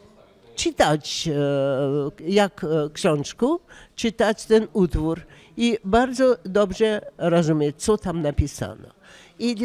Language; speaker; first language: Polish; non-native, learner; Russian